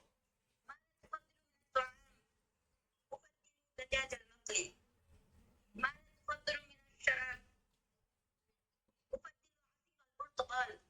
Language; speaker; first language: Arabic; non-native, learner; Bangla